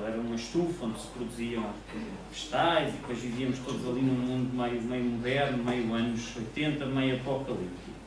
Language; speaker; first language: Portuguese; native; Portuguese